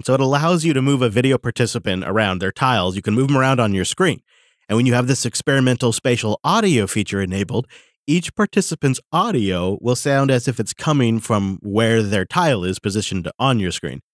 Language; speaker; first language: English; native; English